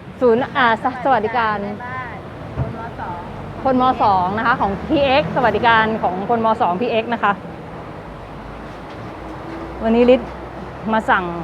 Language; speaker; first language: Thai; native; Thai